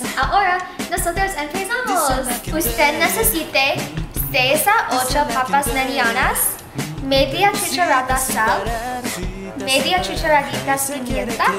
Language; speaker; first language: Spanish; non-native, learner; English